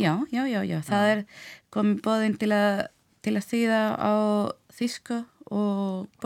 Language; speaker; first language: Icelandic; non-native, learner; Spanish